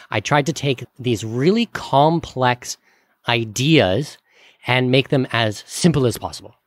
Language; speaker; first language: English; native; English